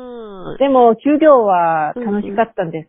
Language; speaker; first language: Japanese; non-native, learner; Korean